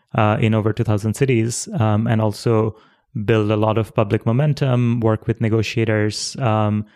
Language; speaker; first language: English; non-native, local second language; Bangla